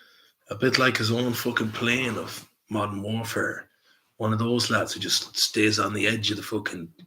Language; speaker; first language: English; native; English